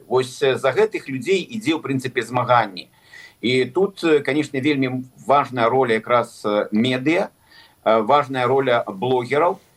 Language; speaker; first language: Belarusian; native; Belarusian